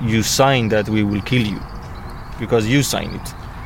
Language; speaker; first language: English; non-native, learner; Persian